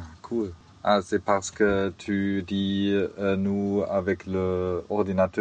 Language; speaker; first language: French; non-native, learner; German